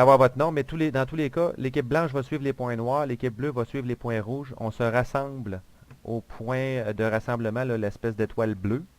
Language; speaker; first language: French; native; French